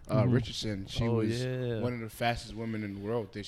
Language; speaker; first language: English; native; English